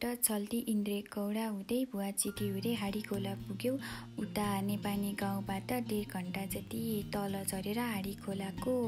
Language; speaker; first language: Nepali; native; Nepali